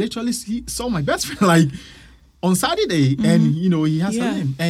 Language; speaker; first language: English; non-native, local second language; Akan